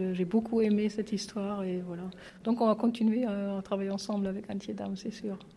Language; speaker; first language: French; non-native, fluent; German